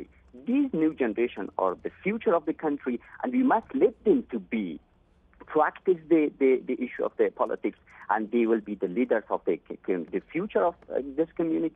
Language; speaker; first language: English; non-native, fluent; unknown